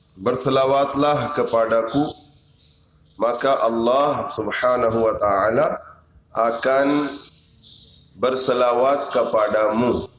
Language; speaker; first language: Indonesian; non-native, learner; Urdu